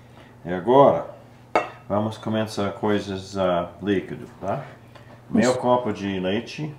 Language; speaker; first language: Portuguese; non-native, learner; English